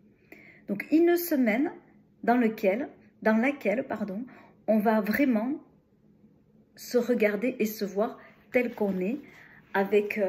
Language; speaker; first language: French; native; French